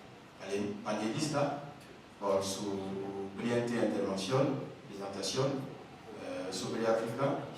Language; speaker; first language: Spanish; non-native, learner; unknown